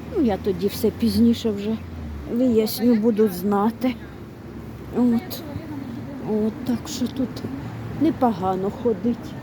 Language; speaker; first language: Ukrainian; native; Ukrainian